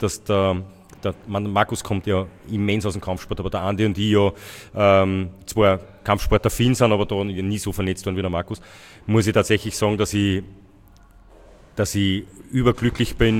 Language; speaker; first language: German; native; German